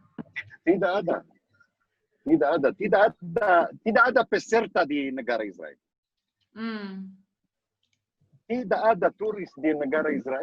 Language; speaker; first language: Indonesian; non-native, learner; Hebrew